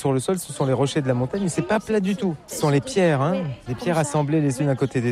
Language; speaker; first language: French; native; French